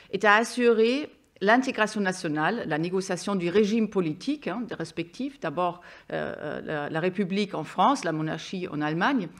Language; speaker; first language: French; non-native, fluent; German